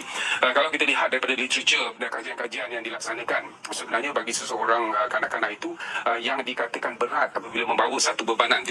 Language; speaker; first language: Malay; native; Malay